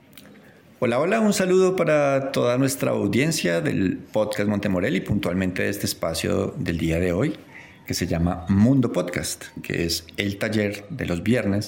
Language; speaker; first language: Spanish; native; Spanish